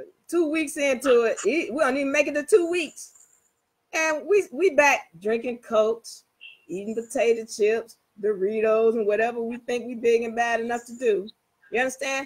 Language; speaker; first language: English; native; English